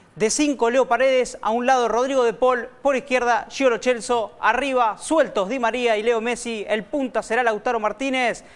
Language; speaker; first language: Spanish; native; Spanish